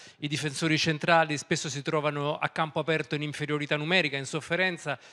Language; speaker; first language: Italian; native; Italian